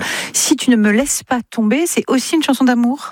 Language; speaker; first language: French; native; French